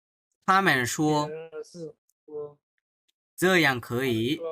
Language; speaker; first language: Chinese; non-native, fluent; Bangla